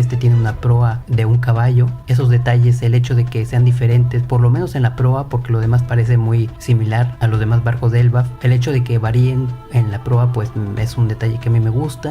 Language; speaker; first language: Spanish; native; Spanish